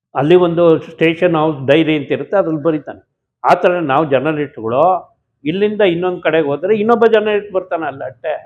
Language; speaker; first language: Kannada; native; Kannada